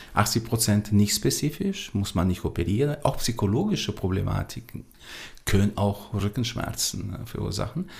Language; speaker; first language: German; non-native, fluent; Portuguese